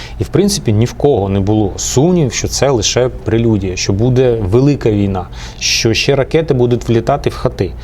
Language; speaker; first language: Ukrainian; non-native, local second language; Russian